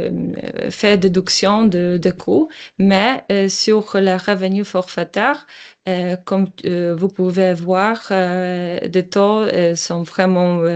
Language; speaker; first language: French; non-native, learner; Polish